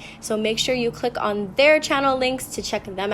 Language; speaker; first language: English; native; English